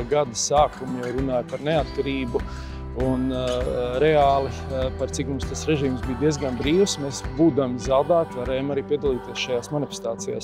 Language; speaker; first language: Latvian; native; Latvian